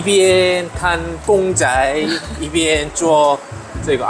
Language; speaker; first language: Chinese; non-native, learner; Korean